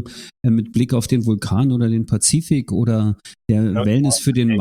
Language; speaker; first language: German; native; German